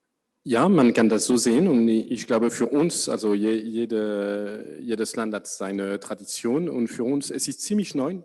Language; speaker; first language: German; non-native, fluent; French